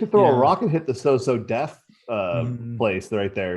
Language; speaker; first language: English; native; English